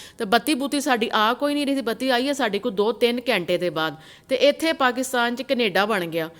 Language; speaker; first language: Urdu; non-native, local second language; Punjabi